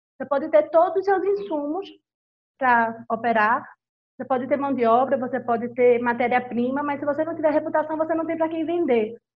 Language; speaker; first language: Portuguese; native; Portuguese